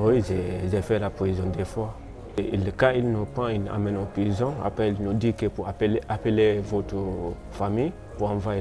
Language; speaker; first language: French; non-native, learner; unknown